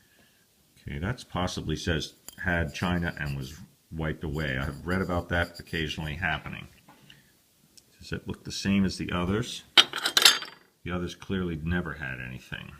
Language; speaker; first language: English; native; English